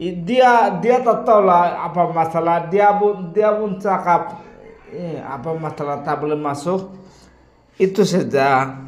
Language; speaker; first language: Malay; non-native, learner; Bangla